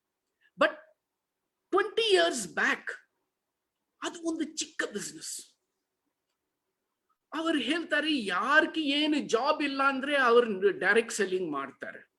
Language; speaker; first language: Kannada; non-native, learner; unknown